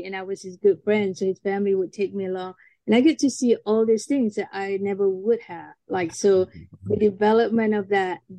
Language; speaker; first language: English; non-native, local second language; Malay